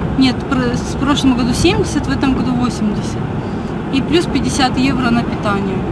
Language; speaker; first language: Russian; native; Russian